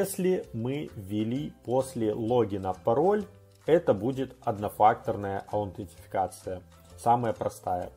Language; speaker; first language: Russian; native; Russian